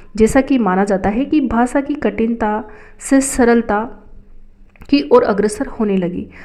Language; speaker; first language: Hindi; native; Hindi